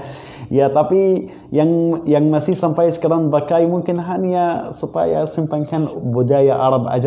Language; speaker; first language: Indonesian; non-native, learner; Arabic